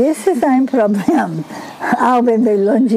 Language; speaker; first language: German; non-native, learner; English